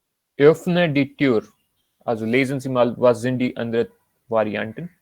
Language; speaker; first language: German; non-native, fluent; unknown